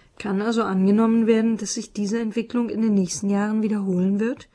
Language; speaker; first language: German; native; German